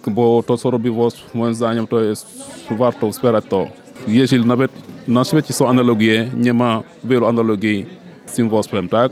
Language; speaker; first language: Polish; non-native, fluent; Wolof